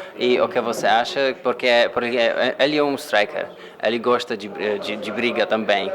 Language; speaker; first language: Portuguese; non-native, fluent; Polish